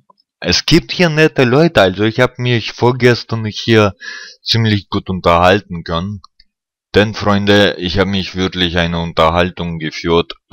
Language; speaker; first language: German; non-native, fluent; Russian